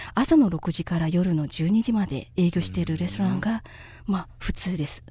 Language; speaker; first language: Japanese; non-native, fluent; Chinese